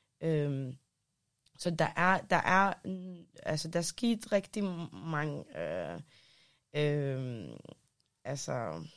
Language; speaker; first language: Danish; early bilingual, other home language; Arabic